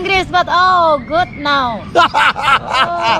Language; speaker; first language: English; non-native, learner; Sasak